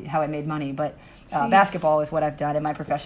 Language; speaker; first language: English; native; English